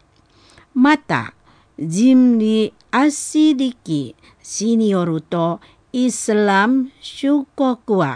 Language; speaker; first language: Japanese; non-native, fluent; Indonesian